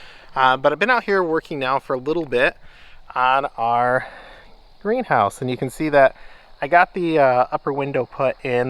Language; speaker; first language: English; native; English